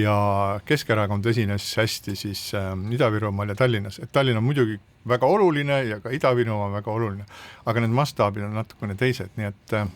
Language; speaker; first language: Estonian; native; Estonian